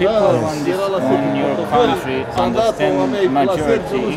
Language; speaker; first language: English; non-native, learner; Romanian